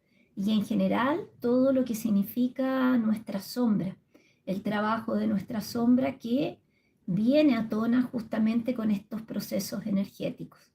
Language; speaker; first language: Spanish; native; Spanish